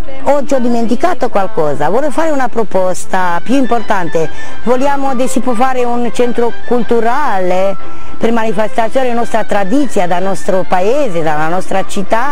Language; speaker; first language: Italian; non-native, learner; Romanian